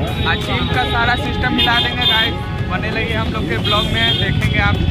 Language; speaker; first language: Hindi; native; Hindi